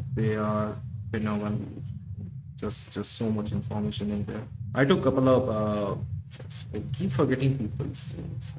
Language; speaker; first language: English; non-native, local second language; Bangla